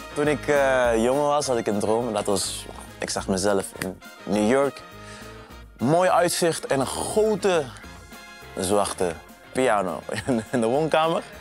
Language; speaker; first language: Dutch; non-native, fluent; Yoruba